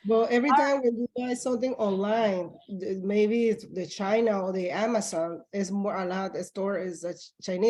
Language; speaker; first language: English; non-native, learner; Spanish